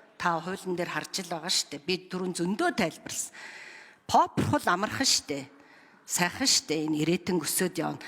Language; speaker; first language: Mongolian; native; Mongolian